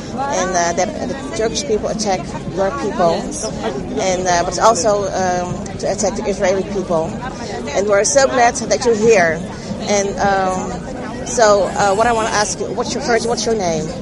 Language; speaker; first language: English; non-native, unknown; Dutch